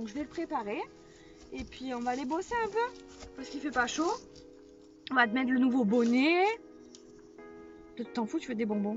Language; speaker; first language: French; native; French